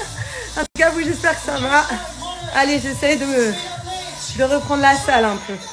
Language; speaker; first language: French; native; French